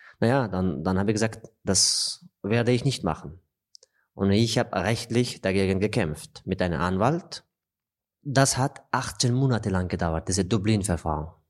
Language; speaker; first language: German; non-native, fluent; Persian